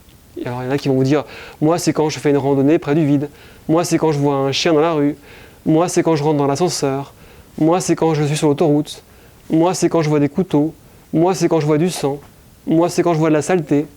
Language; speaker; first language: French; native; French